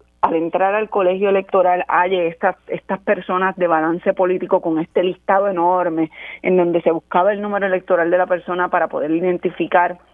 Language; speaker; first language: Spanish; native; Spanish